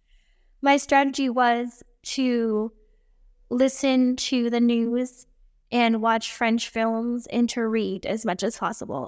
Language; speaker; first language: English; native; English